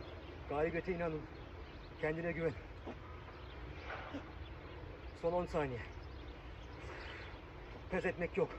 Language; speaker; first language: Turkish; early bilingual, heritage; Turkish